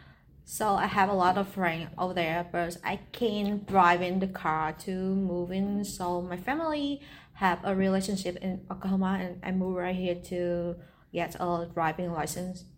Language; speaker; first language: English; non-native, learner; Vietnamese